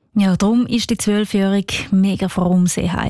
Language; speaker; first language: German; native; German